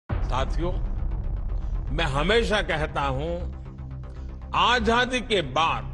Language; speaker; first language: Hindi; non-native, local second language; Gujarati